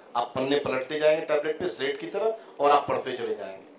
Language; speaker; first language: Hindi; native; Hindi